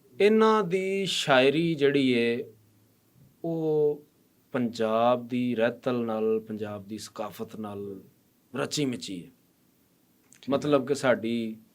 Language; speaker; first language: Punjabi; native; Punjabi